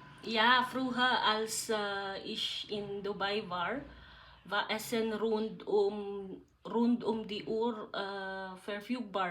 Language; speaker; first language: German; non-native, learner; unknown